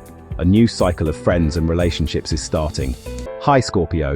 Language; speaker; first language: English; native; English